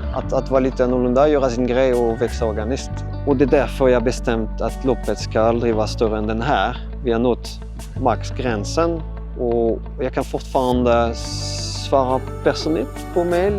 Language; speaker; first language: Swedish; non-native, fluent; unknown